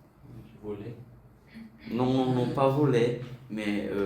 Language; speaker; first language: French; non-native, learner; Bulgarian